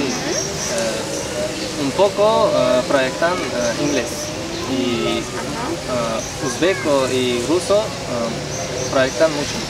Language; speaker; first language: Spanish; non-native, learner; Uzbek